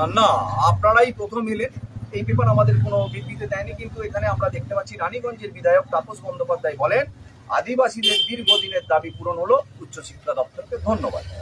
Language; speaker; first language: Bangla; non-native, local second language; Santali